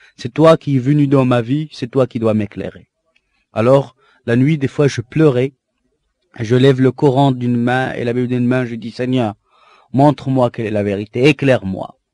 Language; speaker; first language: French; non-native, local second language; Arabic